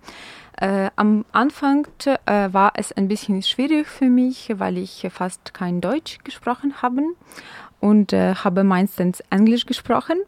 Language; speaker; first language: German; non-native, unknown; Ukrainian